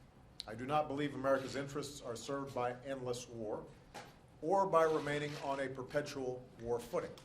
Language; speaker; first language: English; native; English